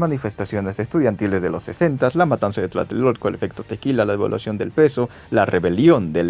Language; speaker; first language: Spanish; native; Spanish